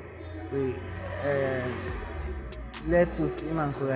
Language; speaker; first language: French; non-native, local second language; English